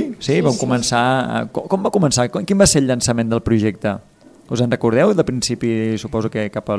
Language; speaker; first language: Catalan; native; Catalan